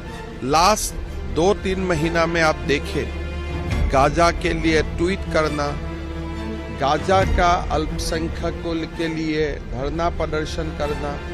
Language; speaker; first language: Hindi; non-native, local second language; Assamese